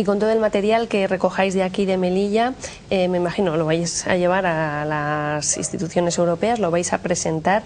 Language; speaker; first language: Spanish; native; Spanish